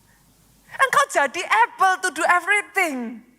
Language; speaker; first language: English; non-native, fluent; Indonesian